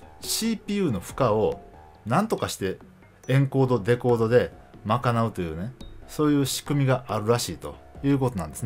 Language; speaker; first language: Japanese; native; Japanese